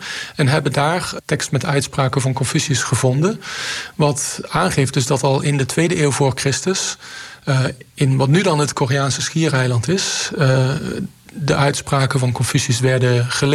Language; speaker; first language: Dutch; native; Dutch